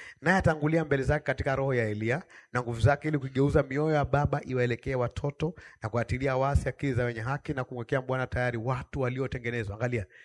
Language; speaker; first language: Swahili; native; Swahili